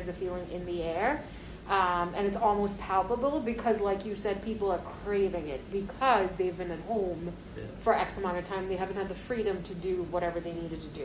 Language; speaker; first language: English; non-native, local second language; Hindi